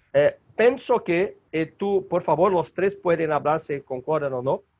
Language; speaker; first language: Spanish; non-native, learner; Portuguese